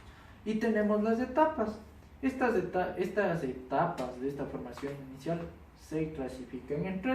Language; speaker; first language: Spanish; native; Spanish